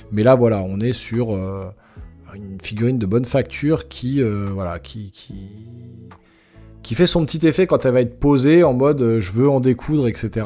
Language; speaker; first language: French; native; French